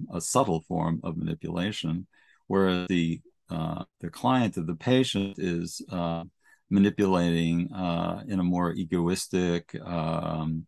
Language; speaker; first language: English; native; English